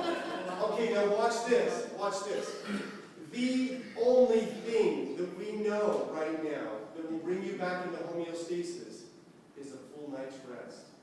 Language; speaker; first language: English; native; English